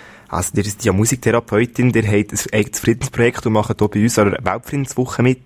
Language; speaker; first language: German; native; German